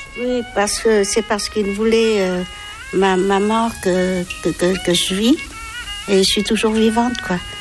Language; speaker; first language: French; non-native, local second language; Vietnamese